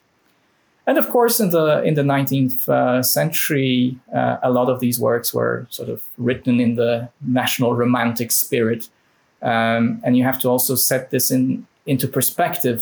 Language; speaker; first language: English; non-native, fluent; Polish